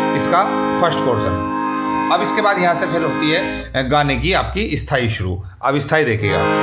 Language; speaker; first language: Hindi; native; Hindi